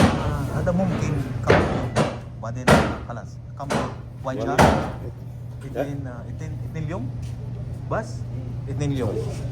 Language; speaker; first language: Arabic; non-native, learner; Filipino